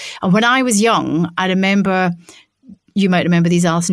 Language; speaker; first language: English; native; English